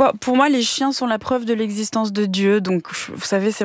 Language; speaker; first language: French; native; French